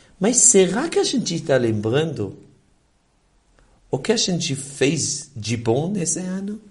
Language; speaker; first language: Portuguese; non-native, fluent; Hebrew